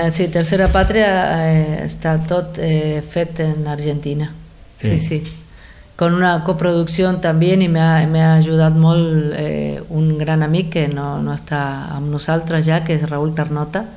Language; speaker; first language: Catalan; non-native, learner; Spanish